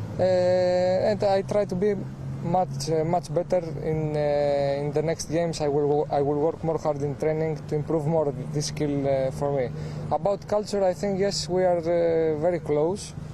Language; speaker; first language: English; non-native, fluent; Greek